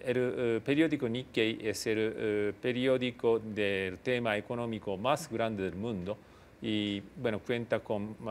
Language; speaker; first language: Spanish; non-native, fluent; Japanese